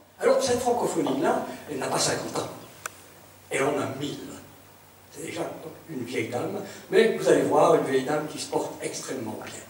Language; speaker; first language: French; native; French